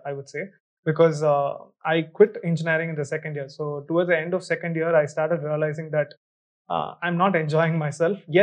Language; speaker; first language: English; non-native, local second language; Tamil